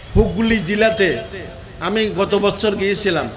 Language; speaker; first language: Bangla; native; Bangla